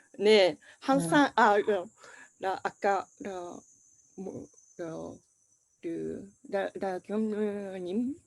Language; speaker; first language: Korean; non-native, fluent; Japanese